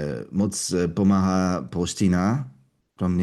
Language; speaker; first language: Czech; non-native, learner; Russian